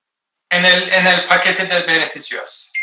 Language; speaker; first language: Spanish; non-native, fluent; English